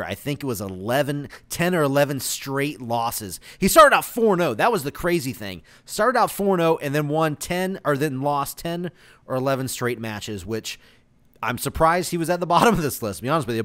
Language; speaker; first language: English; native; English